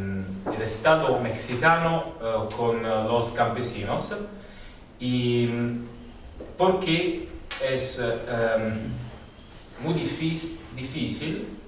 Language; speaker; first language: Spanish; non-native, learner; Italian